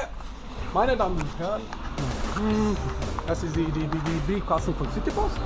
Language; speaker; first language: German; non-native, learner; Serbian